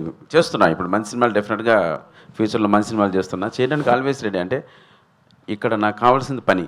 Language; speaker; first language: Telugu; native; Telugu